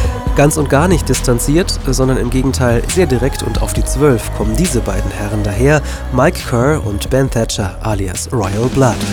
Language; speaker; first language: German; native; German